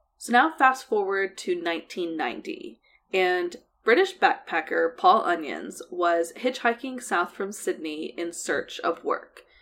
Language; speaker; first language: English; native; English